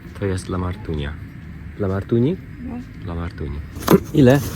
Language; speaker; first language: Polish; non-native, learner; Hungarian